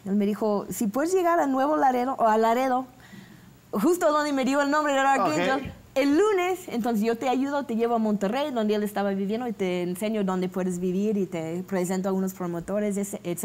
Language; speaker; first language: Spanish; non-native, fluent; English